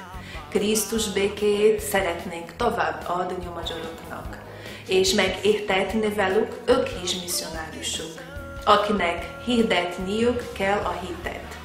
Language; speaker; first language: Hungarian; non-native, local second language; Portuguese